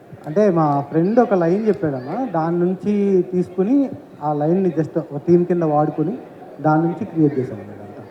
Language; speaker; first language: Telugu; native; Telugu